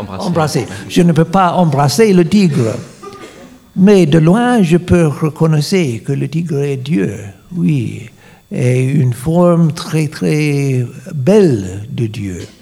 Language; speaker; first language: French; non-native, fluent; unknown